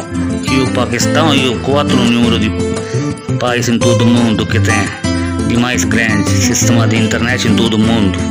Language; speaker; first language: Portuguese; non-native, learner; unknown